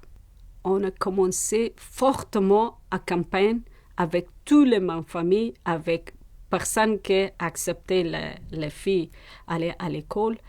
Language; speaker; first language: French; non-native, learner; Persian